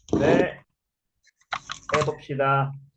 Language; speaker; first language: Korean; non-native, fluent; Indonesian